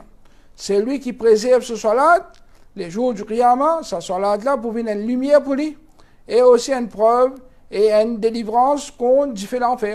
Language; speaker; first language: French; non-native, local second language; Morisyen